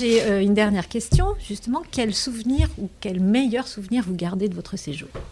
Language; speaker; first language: French; native; French